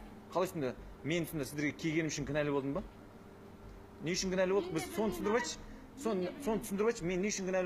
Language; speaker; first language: Kazakh; native; Kazakh